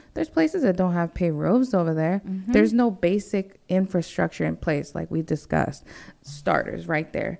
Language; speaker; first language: English; early bilingual, other home language; Spanish